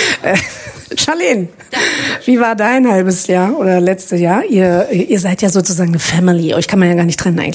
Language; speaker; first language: German; native; German